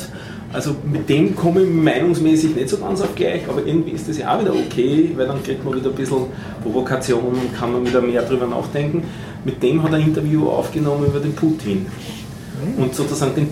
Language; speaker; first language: German; native; German